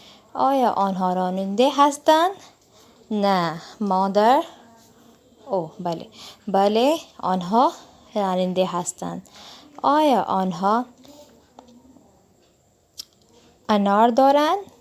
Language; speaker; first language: Persian; non-native, fluent; Urdu